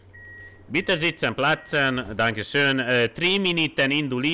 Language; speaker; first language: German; non-native, learner; Hungarian